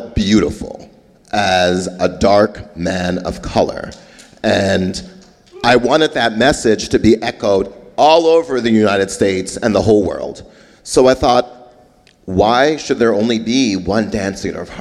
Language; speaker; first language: English; native; English